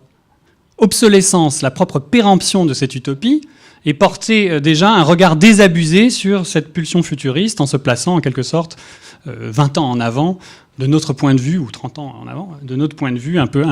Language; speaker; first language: French; native; French